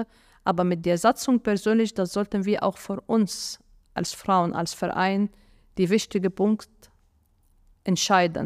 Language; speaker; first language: German; non-native, fluent; Arabic